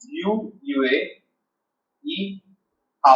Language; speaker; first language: Chinese; non-native, learner; Tamil